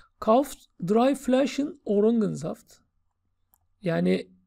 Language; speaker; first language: German; non-native, fluent; Turkish